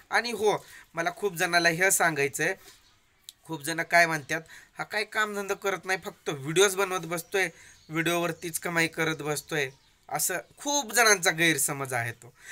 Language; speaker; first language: Marathi; non-native, local second language; Lambadi